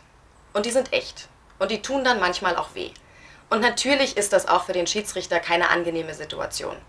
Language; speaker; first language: German; native; German